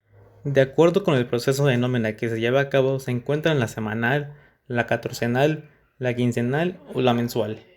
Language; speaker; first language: Spanish; native; Spanish